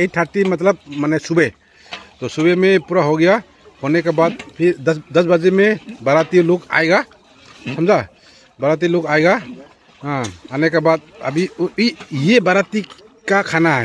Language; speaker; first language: Hindi; non-native, local second language; Rongmei Naga